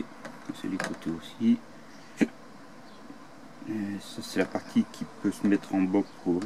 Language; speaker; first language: French; native; French